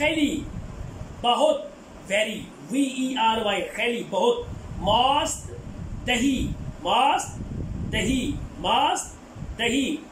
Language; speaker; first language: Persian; non-native, fluent; Urdu